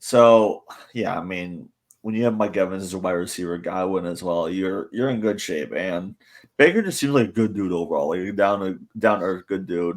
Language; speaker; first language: English; native; English